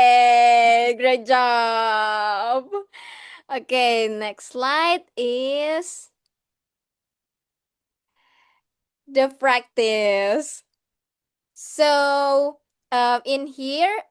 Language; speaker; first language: English; non-native, learner; Indonesian